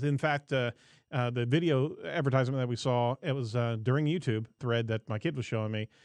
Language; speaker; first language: English; native; English